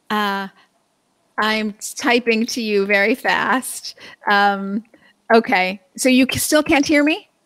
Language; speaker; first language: English; native; English